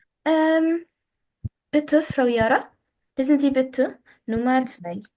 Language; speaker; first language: German; non-native, fluent; Arabic